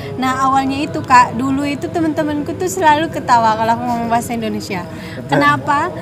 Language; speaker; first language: Indonesian; non-native, local second language; Banjar